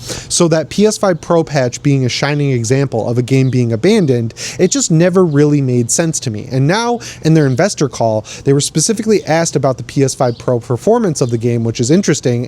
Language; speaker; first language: English; native; English